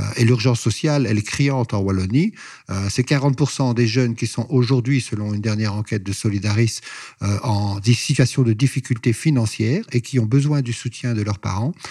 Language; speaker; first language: French; native; French